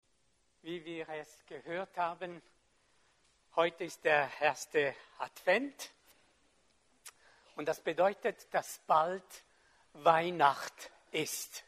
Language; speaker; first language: German; non-native, fluent; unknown